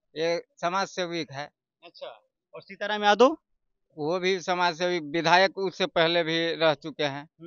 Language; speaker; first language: Hindi; native; Hindi